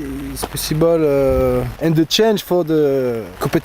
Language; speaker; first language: English; non-native, learner; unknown